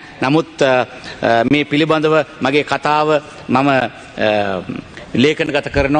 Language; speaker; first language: Sinhala; non-native, local second language; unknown